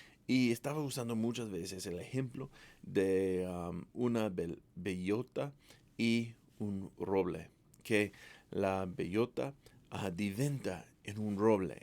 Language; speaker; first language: Spanish; non-native, fluent; English